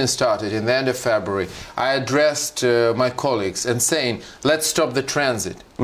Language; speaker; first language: English; non-native, fluent; Russian